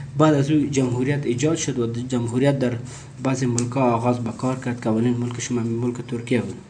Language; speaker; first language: Persian; native; Persian